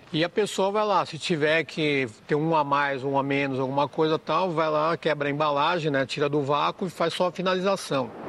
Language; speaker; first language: Portuguese; native; Portuguese